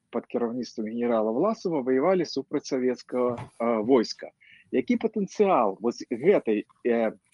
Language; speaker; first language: Belarusian; non-native, local second language; Russian